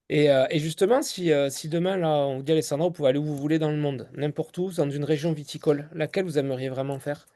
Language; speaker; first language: French; native; French